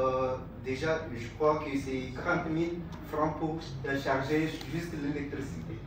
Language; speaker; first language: French; non-native, local second language; Ngazidja Comorian